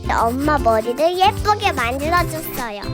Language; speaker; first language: Korean; early bilingual, heritage; Korean